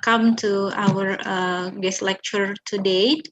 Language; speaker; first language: English; non-native, fluent; Indonesian